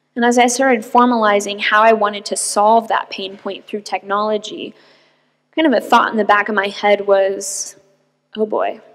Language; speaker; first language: English; native; English